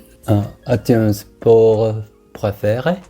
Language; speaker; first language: French; non-native, learner; Korean